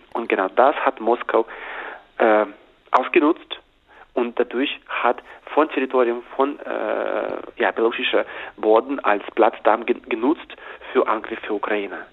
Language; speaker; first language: German; non-native, fluent; Russian